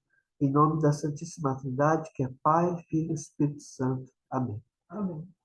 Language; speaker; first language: Portuguese; native; Portuguese